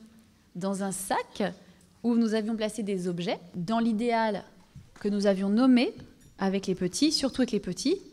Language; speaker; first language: French; native; French